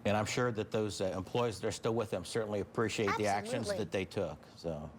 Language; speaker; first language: English; native; English